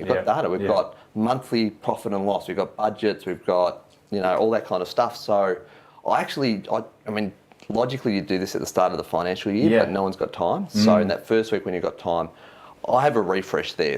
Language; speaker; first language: English; native; English